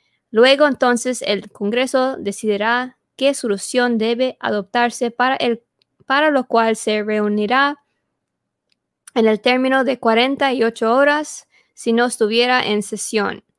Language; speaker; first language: Spanish; early bilingual, heritage; Spanish